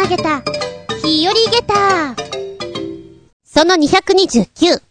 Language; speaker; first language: Japanese; native; Japanese